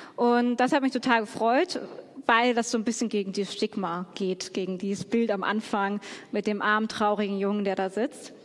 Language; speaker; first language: German; native; German